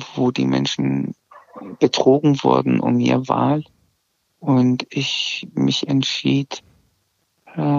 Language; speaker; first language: German; early bilingual, other home language; Azerbaijani